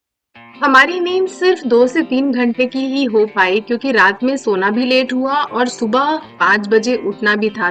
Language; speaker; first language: Hindi; native; Hindi